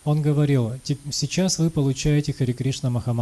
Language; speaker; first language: Russian; native; Russian